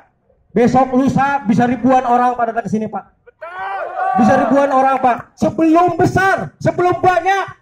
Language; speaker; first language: Indonesian; native; Indonesian